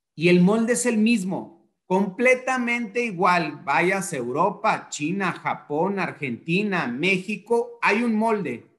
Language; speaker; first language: Spanish; native; Spanish